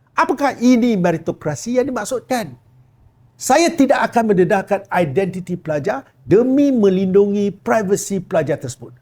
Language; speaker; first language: Malay; non-native, local second language; Chinese